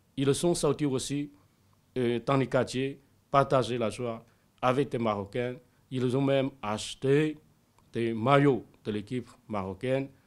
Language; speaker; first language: French; non-native, fluent; Chinese